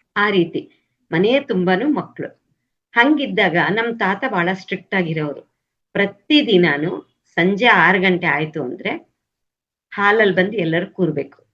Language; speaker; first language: Kannada; native; Kannada